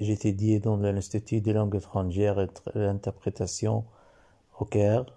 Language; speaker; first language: French; non-native, learner; Arabic